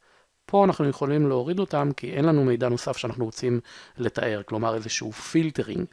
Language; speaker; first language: Hebrew; native; Hebrew